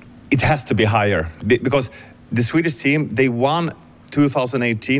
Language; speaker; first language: English; non-native, fluent; Swedish